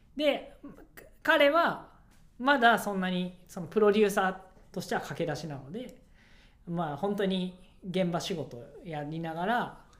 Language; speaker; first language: Japanese; native; Japanese